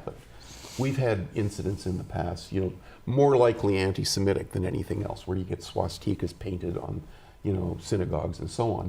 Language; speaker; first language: English; native; English